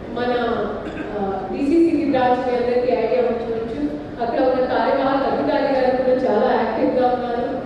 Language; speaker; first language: Telugu; non-native, fluent; Hindi